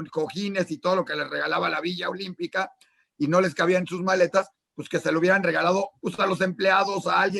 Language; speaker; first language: Spanish; native; Spanish